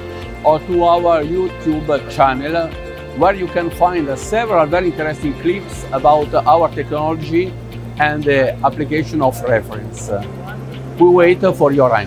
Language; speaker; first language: English; non-native, fluent; Italian